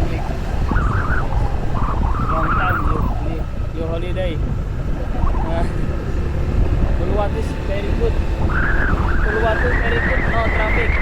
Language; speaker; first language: English; non-native, learner; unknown